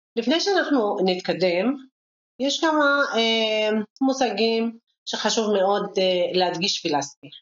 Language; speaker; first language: Hebrew; non-native, local second language; Arabic